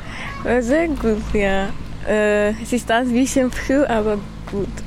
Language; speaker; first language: German; non-native, learner; Armenian